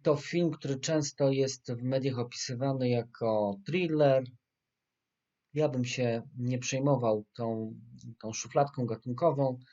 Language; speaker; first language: Polish; native; Polish